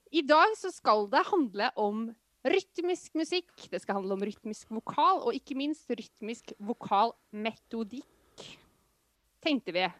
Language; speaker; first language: Norwegian; native; Norwegian